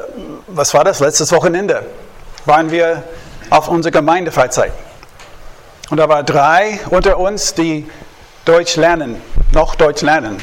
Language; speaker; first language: German; non-native, fluent; English